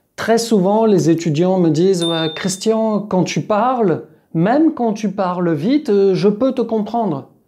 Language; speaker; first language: French; native; French